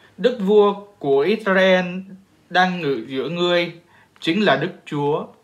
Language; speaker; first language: Vietnamese; early bilingual, heritage; Vietnamese